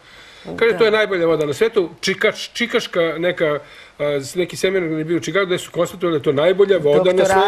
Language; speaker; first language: Croatian; native; Croatian